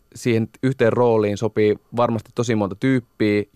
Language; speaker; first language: Finnish; native; Finnish